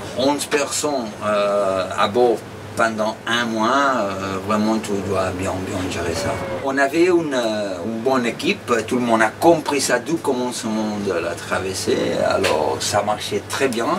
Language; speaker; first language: French; non-native, fluent; Spanish